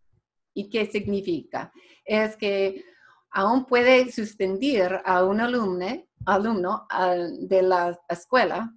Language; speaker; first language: Spanish; non-native, fluent; English